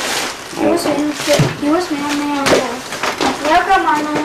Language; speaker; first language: Chinese; early bilingual, heritage; Chinese